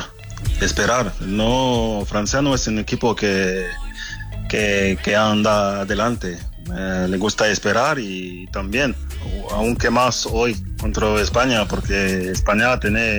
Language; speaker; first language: Spanish; non-native, fluent; French